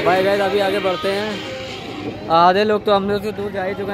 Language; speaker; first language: Hindi; native; Hindi